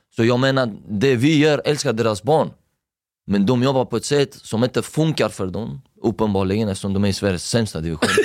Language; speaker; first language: Swedish; early bilingual, other home language; Persian